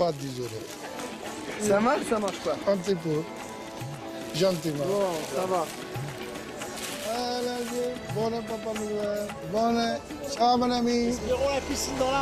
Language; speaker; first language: French; non-native, learner; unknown